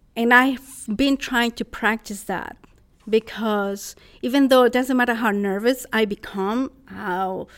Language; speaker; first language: English; non-native, fluent; Spanish